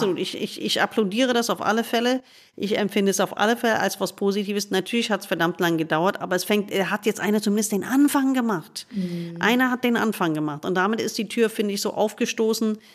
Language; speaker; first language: German; non-native, fluent; English